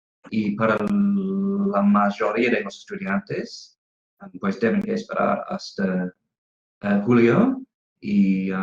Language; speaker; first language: Spanish; non-native, fluent; English